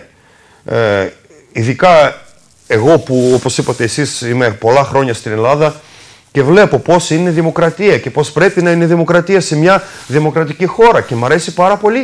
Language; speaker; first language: Greek; non-native, fluent; Russian